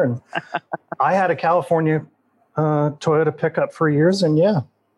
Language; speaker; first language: English; native; English